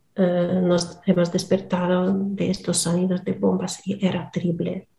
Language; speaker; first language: Spanish; non-native, fluent; Russian